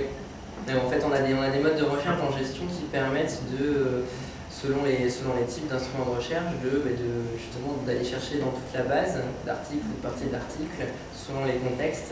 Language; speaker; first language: French; native; French